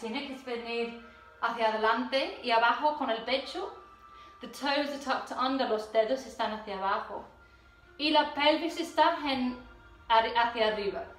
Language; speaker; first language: Spanish; non-native, fluent; English